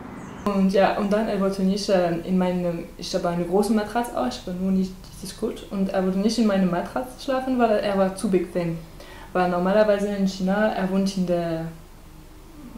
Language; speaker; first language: German; non-native, learner; French